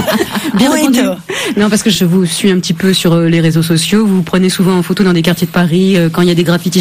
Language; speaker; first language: French; native; French